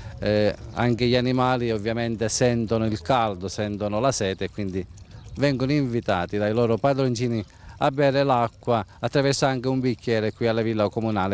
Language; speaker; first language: Italian; native; Italian